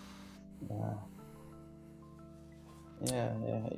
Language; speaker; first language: English; non-native, learner; Arabic